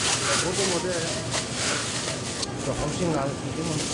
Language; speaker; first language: Korean; native; Korean